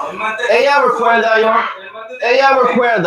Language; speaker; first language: Spanish; non-native, learner; English